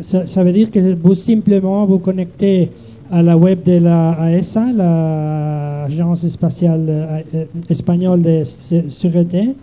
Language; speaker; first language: French; non-native, learner; Spanish